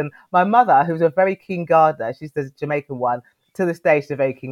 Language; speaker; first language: English; native; English